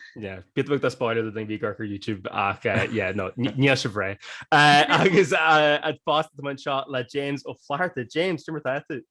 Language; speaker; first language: Irish; non-native, local second language; English